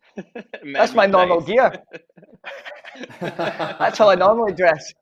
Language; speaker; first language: English; native; English